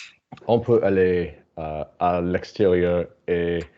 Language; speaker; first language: French; non-native, learner; English